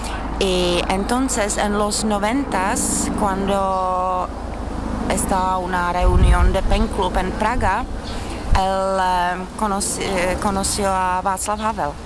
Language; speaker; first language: Spanish; non-native, fluent; Czech